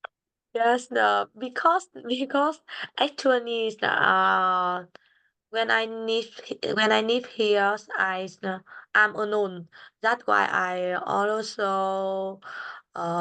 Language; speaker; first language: English; non-native, learner; Vietnamese